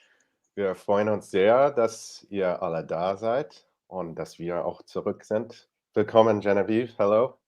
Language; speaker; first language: German; non-native, fluent; English